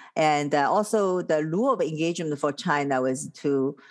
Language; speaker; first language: English; non-native, fluent; Chinese